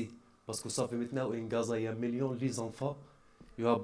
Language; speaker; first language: French; non-native, learner; Arabic